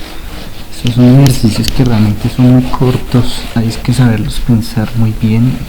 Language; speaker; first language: Spanish; native; Spanish